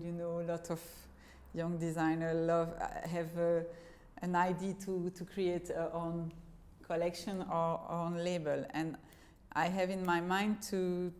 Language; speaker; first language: English; non-native, fluent; French